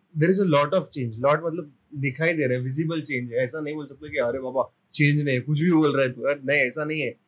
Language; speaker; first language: Hindi; non-native, local second language; Marathi